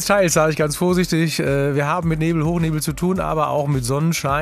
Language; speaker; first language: German; native; German